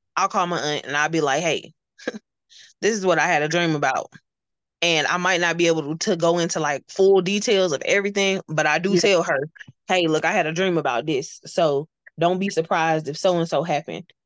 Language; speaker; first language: English; native; English